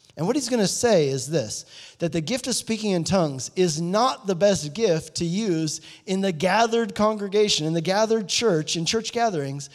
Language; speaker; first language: English; native; English